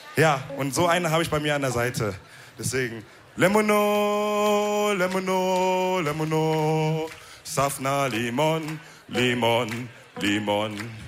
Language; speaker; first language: German; early bilingual, other home language; Wolof